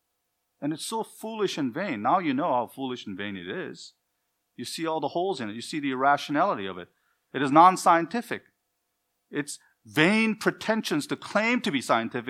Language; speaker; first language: English; native; English